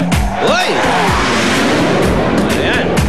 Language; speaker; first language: Filipino; native; Filipino